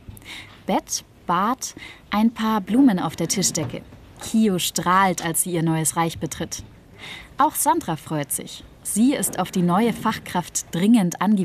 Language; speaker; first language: German; native; German